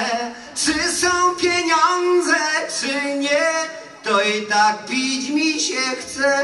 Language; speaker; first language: Polish; native; Polish